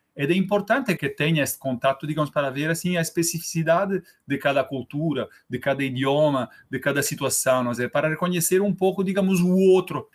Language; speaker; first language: Portuguese; non-native, fluent; Italian